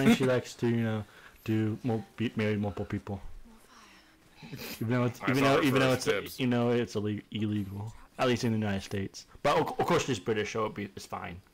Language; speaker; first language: English; native; English